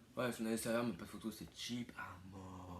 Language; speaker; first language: French; native; French